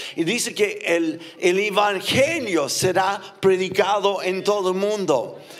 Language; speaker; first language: Spanish; non-native, fluent; English